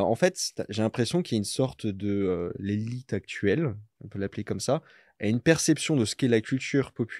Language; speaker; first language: French; native; French